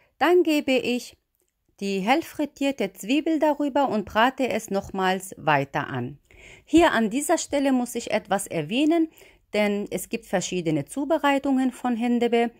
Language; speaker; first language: German; non-native, fluent; Arabic